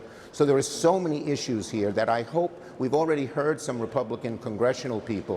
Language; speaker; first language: English; native; English